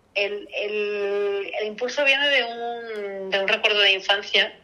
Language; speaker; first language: Spanish; native; Spanish